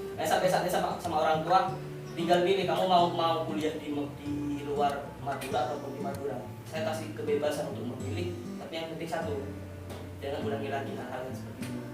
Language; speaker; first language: Indonesian; non-native, local second language; Madurese